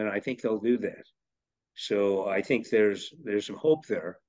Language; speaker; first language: English; native; English